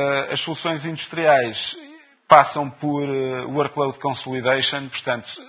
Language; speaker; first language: Portuguese; native; Portuguese